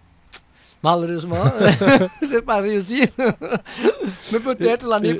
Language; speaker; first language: French; non-native, local second language; Dutch